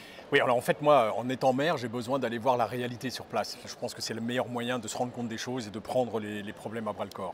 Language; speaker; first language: French; native; French